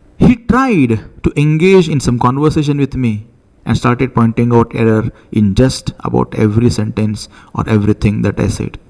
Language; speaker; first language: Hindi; non-native, local second language; Marathi